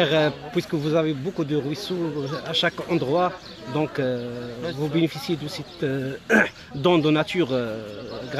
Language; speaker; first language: French; non-native, local second language; Arabic